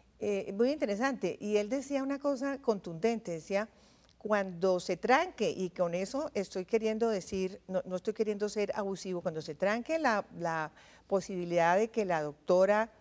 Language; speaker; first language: Spanish; native; Spanish